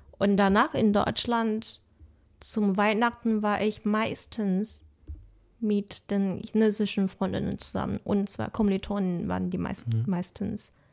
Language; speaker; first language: German; non-native, fluent; Chinese